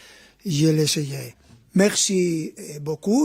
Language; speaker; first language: French; non-native, learner; Spanish